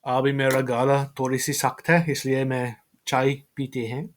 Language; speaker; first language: Urdu; non-native, learner; English